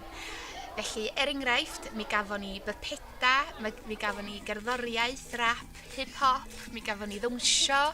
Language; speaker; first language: Welsh; native; Welsh